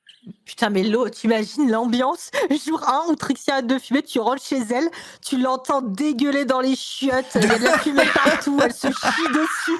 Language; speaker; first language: French; native; French